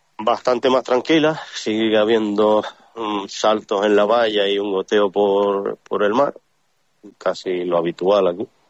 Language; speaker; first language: Spanish; native; Spanish